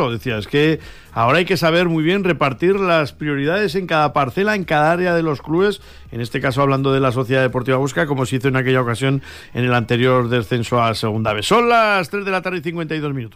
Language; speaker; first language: Spanish; native; Spanish